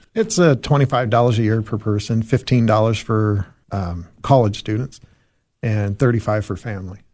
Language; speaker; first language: English; native; English